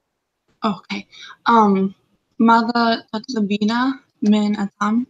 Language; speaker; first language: Arabic; non-native, learner; English